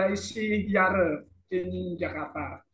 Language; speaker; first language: German; non-native, learner; Indonesian